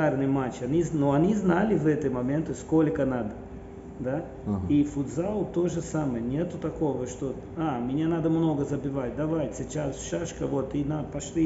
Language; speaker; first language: Russian; non-native, fluent; Portuguese